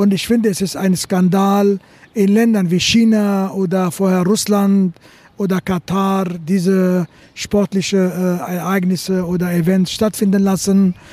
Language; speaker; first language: German; non-native, fluent; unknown